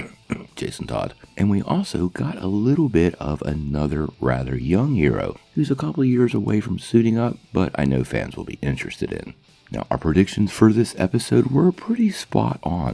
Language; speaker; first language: English; native; English